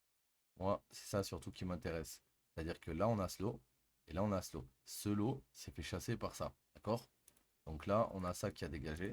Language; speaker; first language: French; native; French